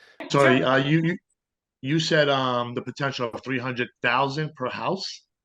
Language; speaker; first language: English; native; English